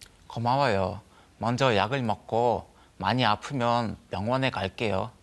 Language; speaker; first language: Korean; non-native, learner; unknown